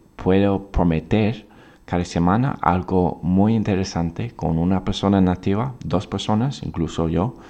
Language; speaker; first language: Spanish; non-native, fluent; English